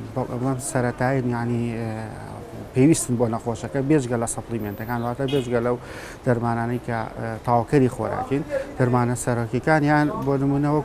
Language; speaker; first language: Central Kurdish; native; Central Kurdish